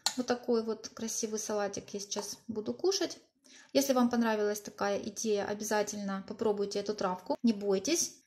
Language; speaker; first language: Russian; native; Russian